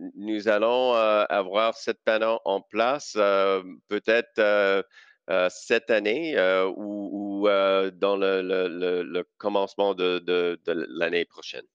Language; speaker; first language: French; non-native, local second language; English